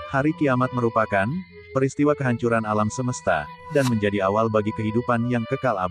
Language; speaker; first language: Indonesian; native; Indonesian